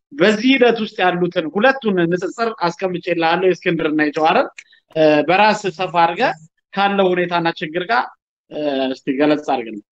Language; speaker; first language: Amharic; native; Amharic